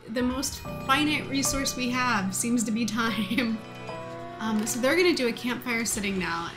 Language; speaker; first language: English; native; English